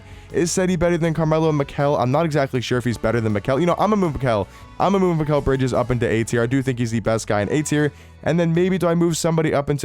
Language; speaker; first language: English; native; English